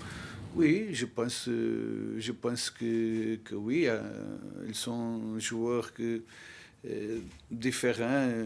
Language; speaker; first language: French; non-native, fluent; Portuguese